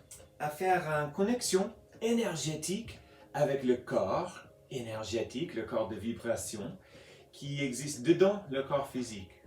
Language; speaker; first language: French; non-native, fluent; English